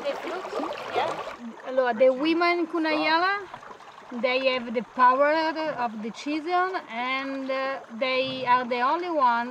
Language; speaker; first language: English; non-native, learner; Italian